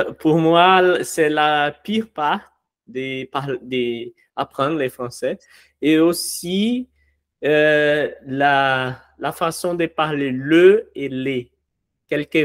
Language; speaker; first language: French; non-native, learner; Portuguese